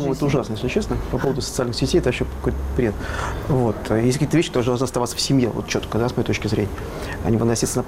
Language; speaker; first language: Russian; native; Russian